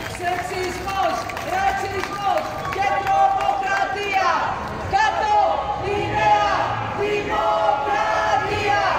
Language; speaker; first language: Greek; native; Greek